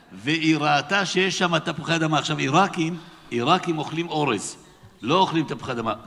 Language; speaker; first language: Hebrew; native; Hebrew